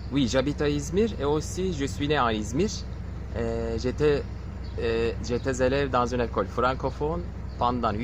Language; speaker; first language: French; non-native, learner; Turkish